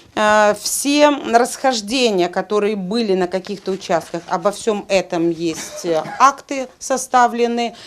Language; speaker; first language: Russian; native; Russian